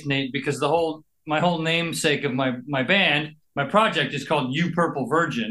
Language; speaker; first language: English; native; English